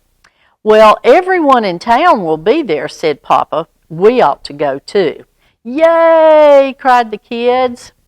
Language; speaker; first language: English; native; English